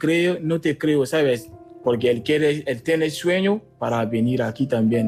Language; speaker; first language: Spanish; non-native, fluent; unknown